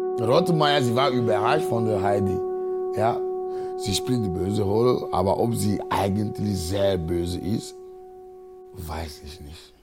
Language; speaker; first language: German; non-native, fluent; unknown